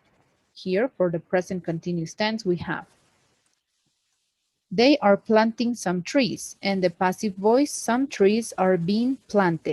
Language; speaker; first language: English; non-native, fluent; Spanish